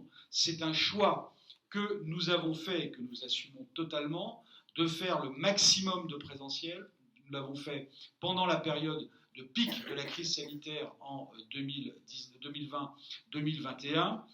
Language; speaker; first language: French; native; French